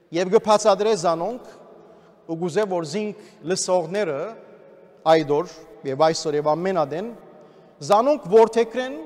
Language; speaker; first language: Armenian; early bilingual, heritage; Armenian